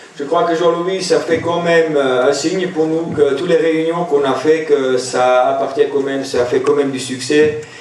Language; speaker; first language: French; non-native, local second language; German